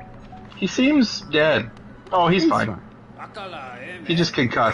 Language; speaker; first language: English; native; English